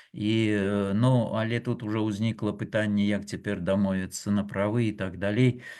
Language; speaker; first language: Belarusian; native; Belarusian